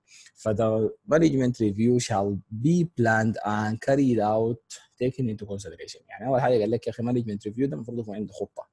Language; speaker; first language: Arabic; native; Arabic